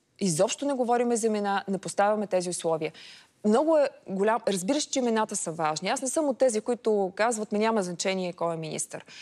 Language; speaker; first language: Bulgarian; native; Bulgarian